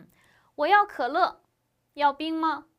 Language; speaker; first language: Chinese; non-native, fluent; Korean